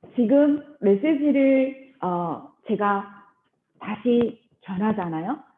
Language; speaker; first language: Korean; early bilingual, heritage; Korean